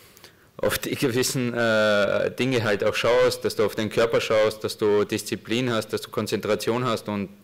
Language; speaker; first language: German; native; German